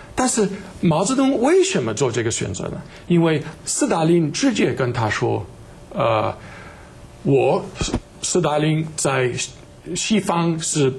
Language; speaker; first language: Chinese; non-native, fluent; English